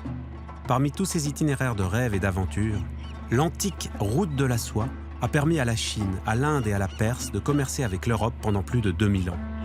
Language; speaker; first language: French; native; French